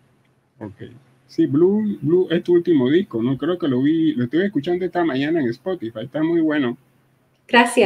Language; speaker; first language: Spanish; native; Spanish